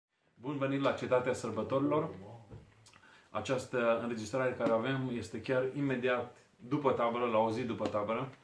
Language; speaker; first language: Romanian; native; Romanian